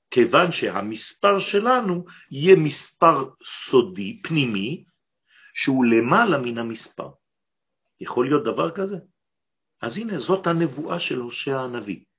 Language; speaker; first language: Hebrew; non-native, fluent; French